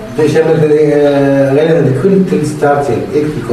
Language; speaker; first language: Danish; non-native, learner; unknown